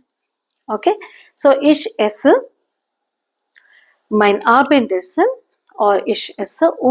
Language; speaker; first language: German; non-native, fluent; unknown